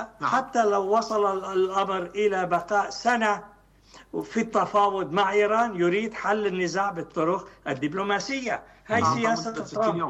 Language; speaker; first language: Arabic; native; Arabic